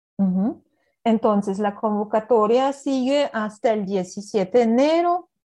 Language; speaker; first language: Spanish; non-native, fluent; German